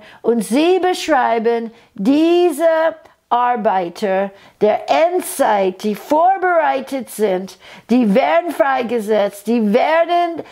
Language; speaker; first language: German; non-native, fluent; English